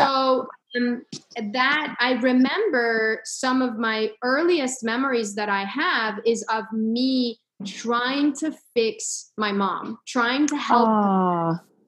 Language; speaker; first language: English; non-native, fluent; Persian